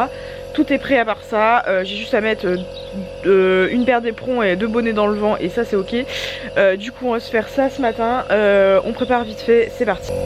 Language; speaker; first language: French; native; French